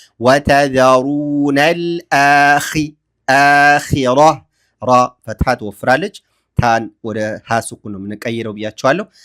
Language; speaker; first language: Amharic; native; Amharic